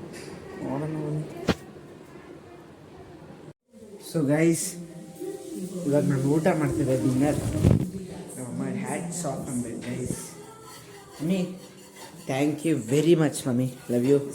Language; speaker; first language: Kannada; native; Kannada